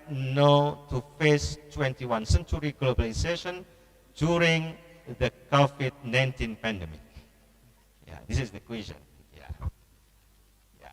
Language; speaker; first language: English; non-native, learner; Indonesian